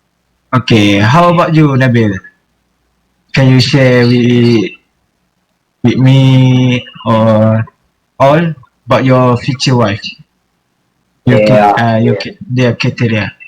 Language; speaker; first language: English; non-native, learner; Malay